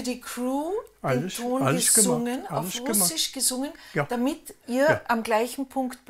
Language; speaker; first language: German; native; German